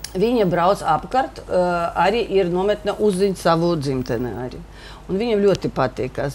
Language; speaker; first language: Latvian; non-native, local second language; Russian